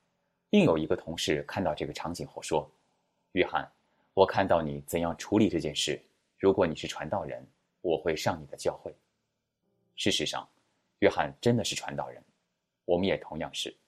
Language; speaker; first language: Chinese; native; Chinese